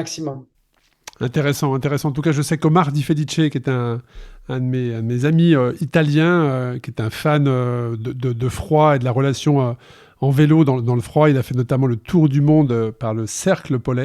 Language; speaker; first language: French; native; French